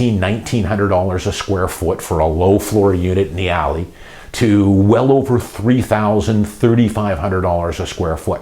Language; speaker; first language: English; native; English